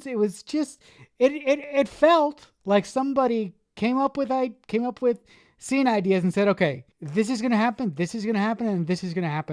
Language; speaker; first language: English; native; English